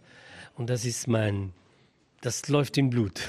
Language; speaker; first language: German; non-native, fluent; Arabic